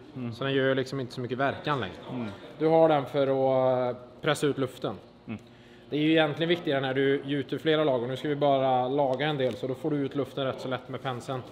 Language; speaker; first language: Swedish; native; Swedish